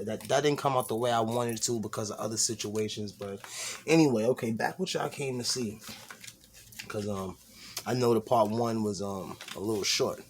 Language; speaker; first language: English; native; English